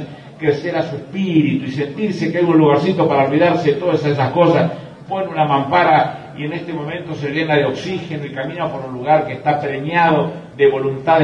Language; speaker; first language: Spanish; native; Spanish